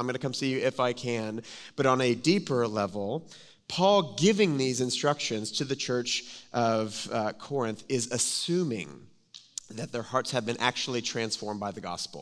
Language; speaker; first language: English; native; English